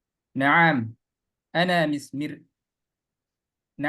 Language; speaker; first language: Arabic; non-native, learner; Indonesian